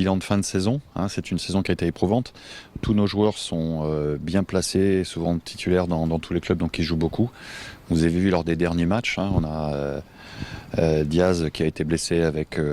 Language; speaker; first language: French; native; French